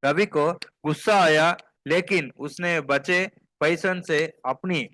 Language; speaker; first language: Hindi; non-native, local second language; Tamil